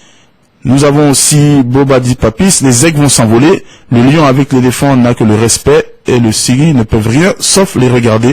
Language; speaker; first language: French; non-native, local second language; Bambara